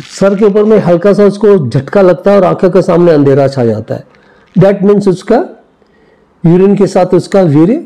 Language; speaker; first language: Hindi; native; Hindi